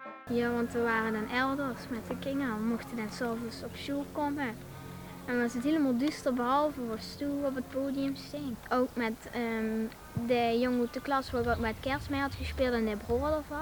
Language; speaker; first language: Dutch; native; Dutch